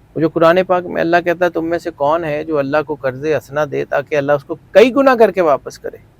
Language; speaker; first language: Urdu; non-native, local second language; Punjabi